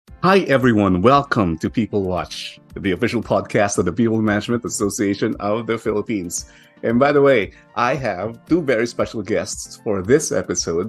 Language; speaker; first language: English; non-native, local second language; Filipino